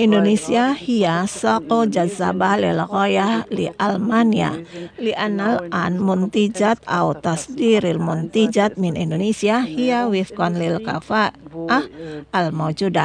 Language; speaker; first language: Arabic; non-native, fluent; Indonesian